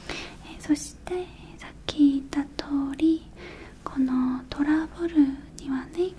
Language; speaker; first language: Japanese; non-native, learner; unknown